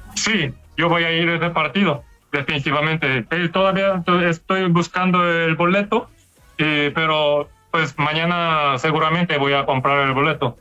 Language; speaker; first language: Spanish; non-native, learner; Korean